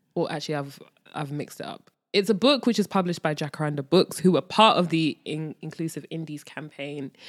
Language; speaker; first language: English; native; English